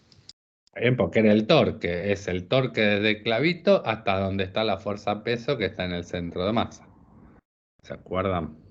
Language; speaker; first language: Spanish; native; Spanish